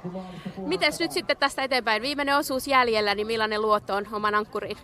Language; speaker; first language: Finnish; native; Finnish